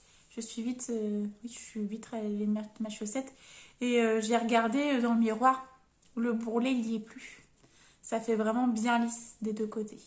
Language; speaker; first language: French; native; French